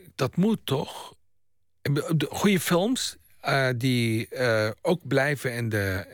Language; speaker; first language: Dutch; non-native, fluent; Arabic